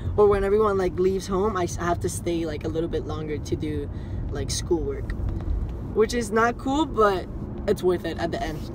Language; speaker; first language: English; early bilingual, other home language; Spanish